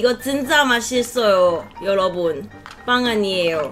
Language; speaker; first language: Korean; non-native, learner; Cantonese